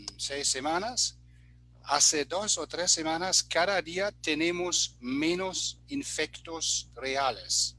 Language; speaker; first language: Spanish; non-native, fluent; German